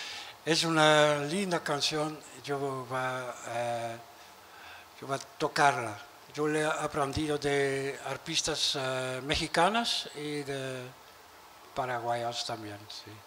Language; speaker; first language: Spanish; non-native, learner; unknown